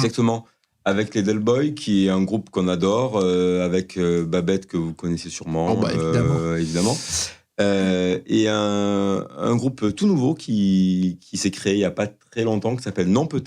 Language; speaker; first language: French; native; French